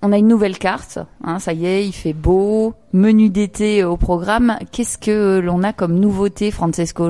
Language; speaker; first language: French; native; French